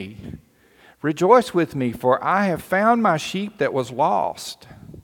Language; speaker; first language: English; native; English